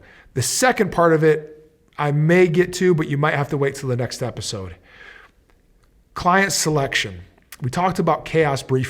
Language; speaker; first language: English; native; English